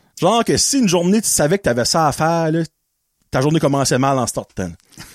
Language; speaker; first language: French; native; French